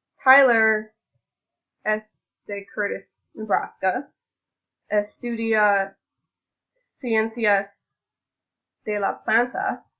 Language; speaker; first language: Spanish; non-native, learner; English